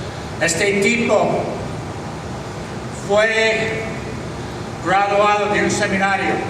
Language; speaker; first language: Spanish; non-native, fluent; English